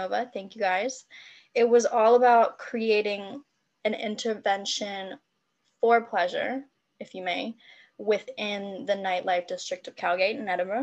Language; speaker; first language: English; non-native, local second language; Cantonese